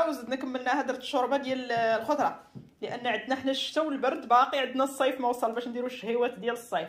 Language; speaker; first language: Arabic; native; Arabic